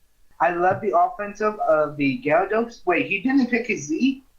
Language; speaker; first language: English; native; English